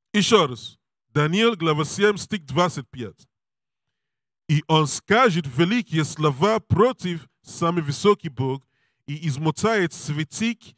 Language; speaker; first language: Russian; non-native, learner; English